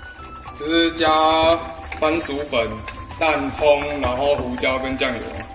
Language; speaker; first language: Chinese; native; Chinese